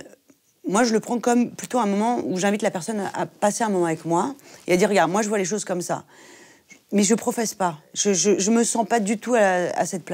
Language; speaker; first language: French; native; French